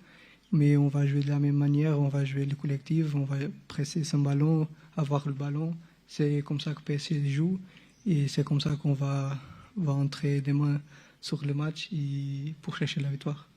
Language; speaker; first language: French; non-native, local second language; Portuguese